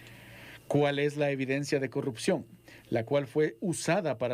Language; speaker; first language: Spanish; native; Spanish